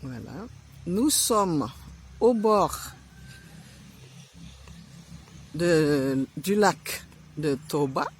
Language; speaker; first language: French; non-native, learner; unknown